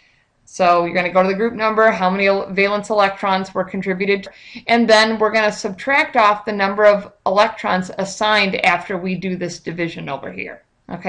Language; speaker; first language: English; native; English